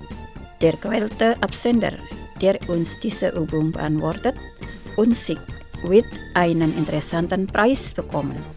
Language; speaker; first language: German; non-native, fluent; Indonesian